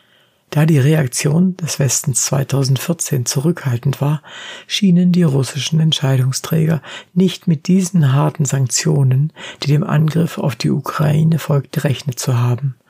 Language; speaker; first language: German; native; German